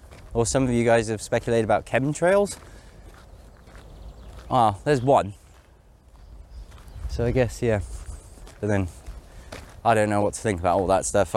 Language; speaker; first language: English; native; English